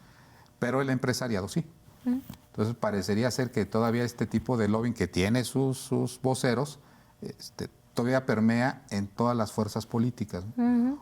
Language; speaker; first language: Spanish; native; Spanish